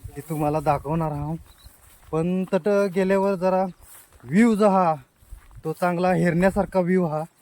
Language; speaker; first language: Marathi; non-native, local second language; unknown